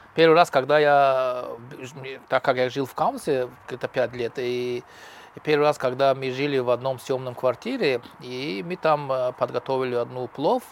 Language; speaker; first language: Russian; non-native, local second language; Tajik